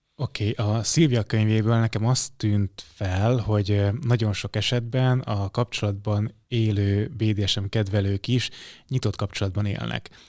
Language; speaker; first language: Hungarian; native; Hungarian